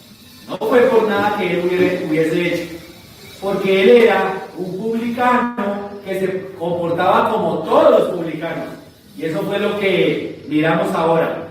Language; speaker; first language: Spanish; native; Spanish